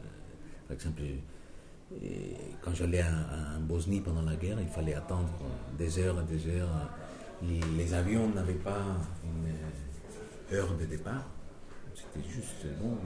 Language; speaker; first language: French; non-native, fluent; Spanish